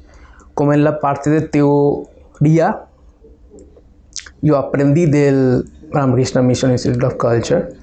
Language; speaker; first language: Spanish; non-native, fluent; Bangla